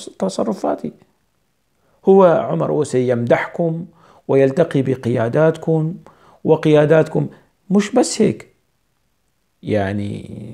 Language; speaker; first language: Arabic; non-native, local second language; Kurdish